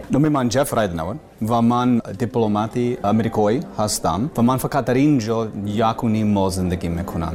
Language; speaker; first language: Persian; non-native, learner; English